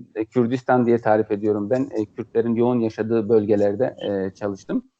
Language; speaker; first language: Turkish; native; Turkish